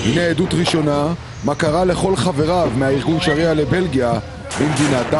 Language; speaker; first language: Hebrew; native; Hebrew